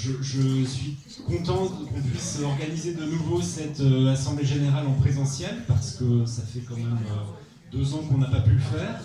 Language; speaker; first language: French; native; French